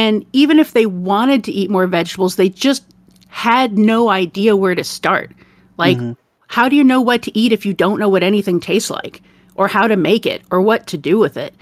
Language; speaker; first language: English; native; English